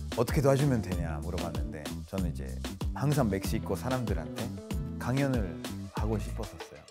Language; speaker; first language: Korean; non-native, fluent; Spanish